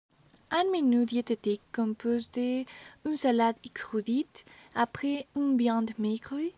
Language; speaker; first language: French; non-native, learner; Spanish